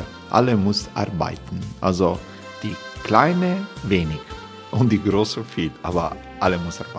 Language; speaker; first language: German; non-native, learner; Croatian